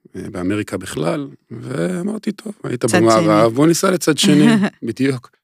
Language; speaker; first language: Hebrew; native; Hebrew